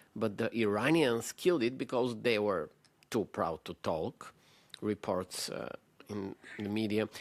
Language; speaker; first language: English; non-native, fluent; Bulgarian